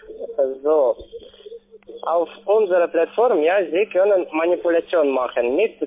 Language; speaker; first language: German; non-native, learner; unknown